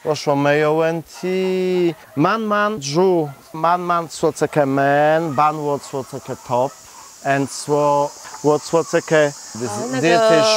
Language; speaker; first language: Chinese; non-native, learner; Polish